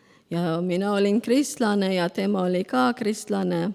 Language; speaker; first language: Estonian; non-native, learner; Spanish